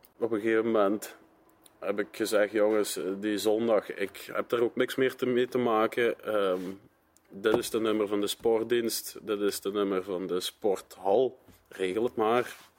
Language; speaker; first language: Dutch; native; Dutch